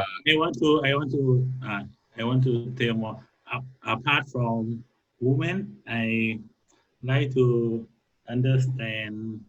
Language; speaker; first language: English; non-native, learner; Thai